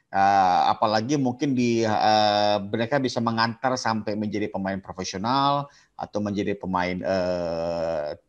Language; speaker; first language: Indonesian; native; Indonesian